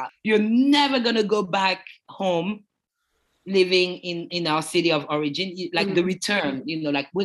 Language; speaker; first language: English; non-native, fluent; French